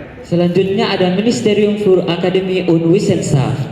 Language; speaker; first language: German; non-native, learner; Indonesian